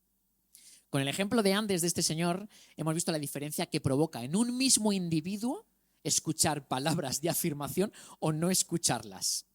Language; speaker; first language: Spanish; native; Spanish